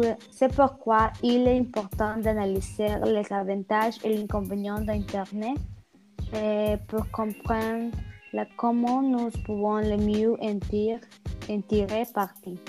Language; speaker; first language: French; non-native, learner; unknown